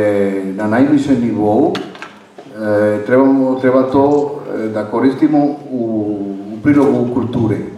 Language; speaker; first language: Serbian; non-native, fluent; Spanish